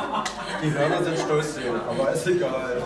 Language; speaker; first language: German; native; German